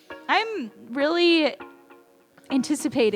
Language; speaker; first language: English; native; English